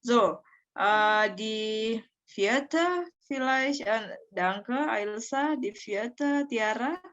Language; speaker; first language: German; non-native, fluent; Indonesian